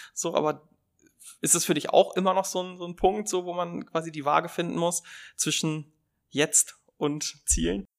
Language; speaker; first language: German; native; German